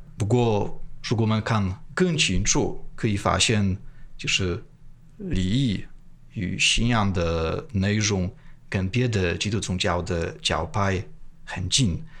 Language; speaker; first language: Chinese; non-native, fluent; Polish